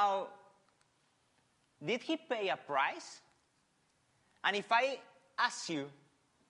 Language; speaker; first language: English; non-native, fluent; Spanish